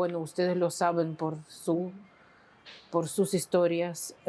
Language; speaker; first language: Spanish; non-native, fluent; Ukrainian